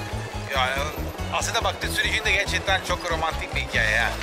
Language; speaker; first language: Turkish; non-native, fluent; Italian